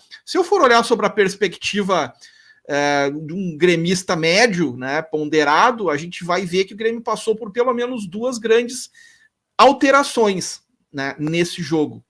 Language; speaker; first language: Portuguese; native; Portuguese